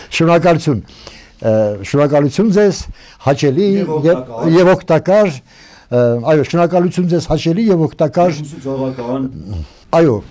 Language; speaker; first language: Armenian; native; Armenian